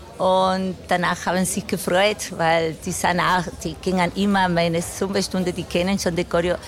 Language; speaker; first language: German; non-native, fluent; Spanish